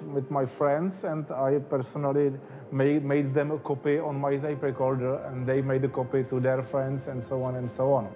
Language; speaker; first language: English; non-native, fluent; Czech